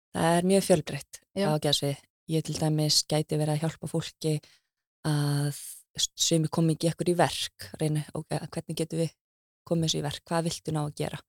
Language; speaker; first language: Icelandic; native; Icelandic